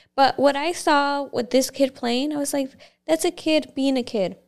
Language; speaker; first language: English; early bilingual, other home language; Spanish